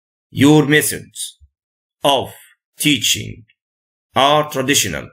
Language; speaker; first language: English; non-native, fluent; Arabic